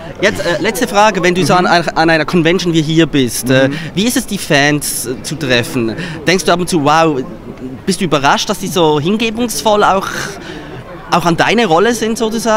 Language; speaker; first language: German; native; German